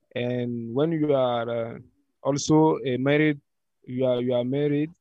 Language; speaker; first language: English; non-native, learner; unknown